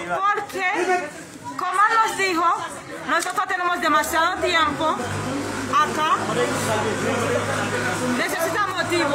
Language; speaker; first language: Spanish; non-native, fluent; Haitian Creole